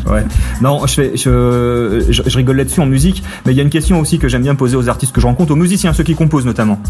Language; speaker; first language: French; native; French